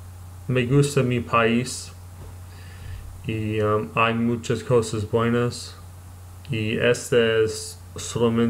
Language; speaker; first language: Spanish; non-native, learner; English